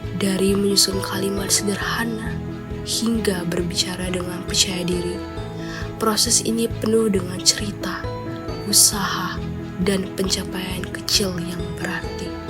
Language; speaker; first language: Indonesian; native; Indonesian